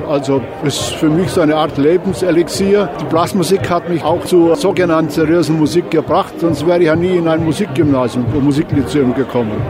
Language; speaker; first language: German; native; German